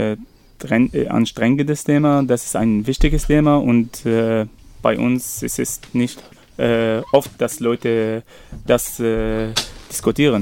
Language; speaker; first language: German; non-native, fluent; Arabic